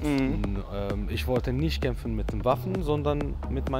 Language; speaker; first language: German; non-native, fluent; Arabic